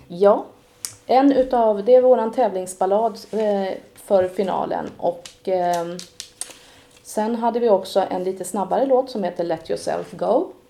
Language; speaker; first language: Swedish; native; Swedish